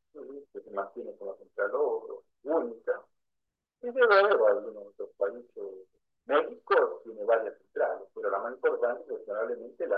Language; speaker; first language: Spanish; native; Spanish